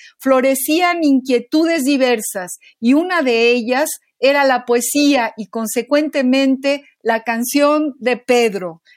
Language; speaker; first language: Spanish; native; Spanish